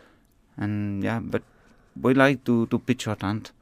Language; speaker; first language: English; non-native, learner; French